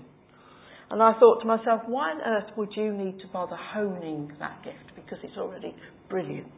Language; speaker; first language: English; native; English